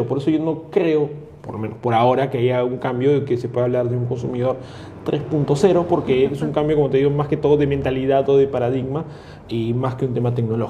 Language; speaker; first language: Spanish; native; Spanish